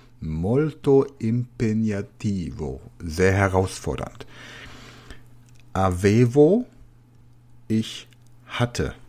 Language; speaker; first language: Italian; non-native, learner; German